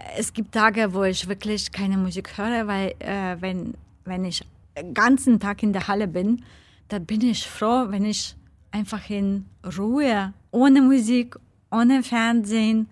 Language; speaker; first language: German; non-native, fluent; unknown